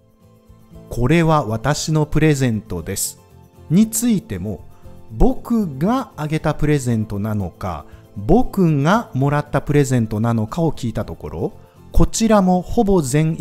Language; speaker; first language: Japanese; native; Japanese